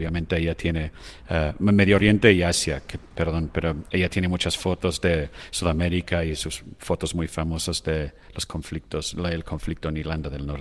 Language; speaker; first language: Spanish; non-native, fluent; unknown